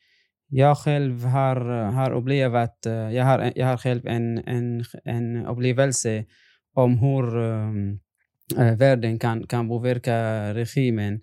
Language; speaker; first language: Swedish; non-native, fluent; Arabic